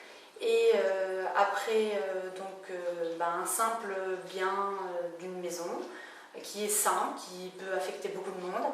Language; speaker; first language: French; native; French